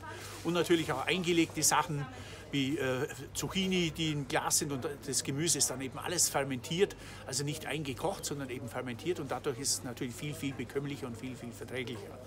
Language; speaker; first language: German; native; German